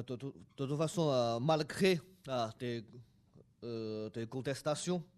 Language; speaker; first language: French; non-native, fluent; Chinese